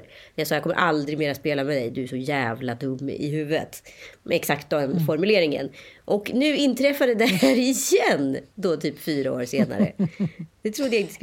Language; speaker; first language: Swedish; native; Swedish